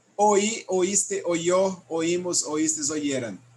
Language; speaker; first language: Spanish; non-native, learner; Portuguese